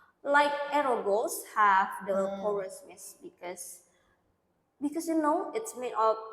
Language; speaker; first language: English; non-native, learner; Indonesian